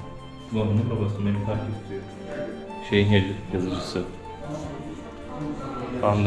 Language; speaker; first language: Turkish; native; Turkish